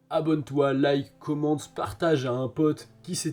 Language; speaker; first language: French; native; French